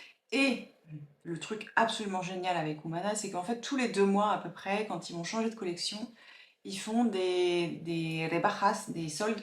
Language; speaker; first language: French; native; French